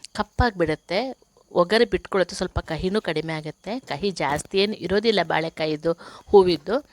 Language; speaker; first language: Kannada; non-native, local second language; Tulu